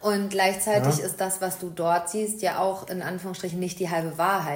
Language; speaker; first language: German; native; German